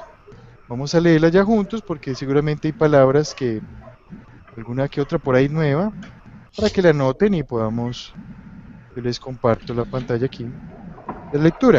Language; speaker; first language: Spanish; native; Spanish